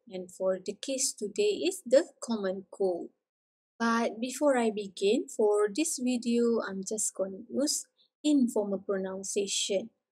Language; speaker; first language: English; non-native, local second language; Malay